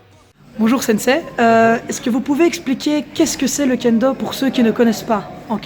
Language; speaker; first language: French; native; French